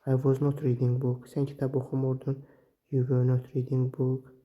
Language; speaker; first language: English; non-native, learner; Azerbaijani